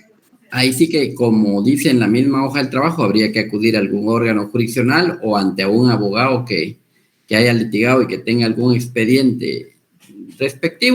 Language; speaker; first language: Spanish; native; Spanish